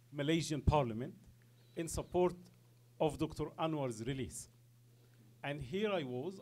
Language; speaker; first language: English; non-native, fluent; Arabic